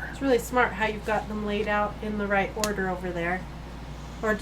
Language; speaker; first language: English; native; English